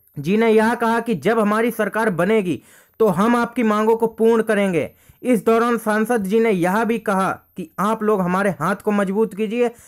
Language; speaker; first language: Hindi; native; Hindi